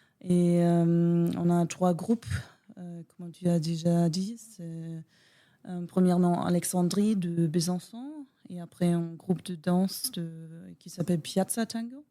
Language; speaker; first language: French; non-native, learner; German